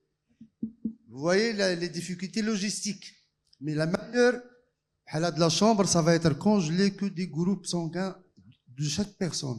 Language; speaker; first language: French; non-native, local second language; Arabic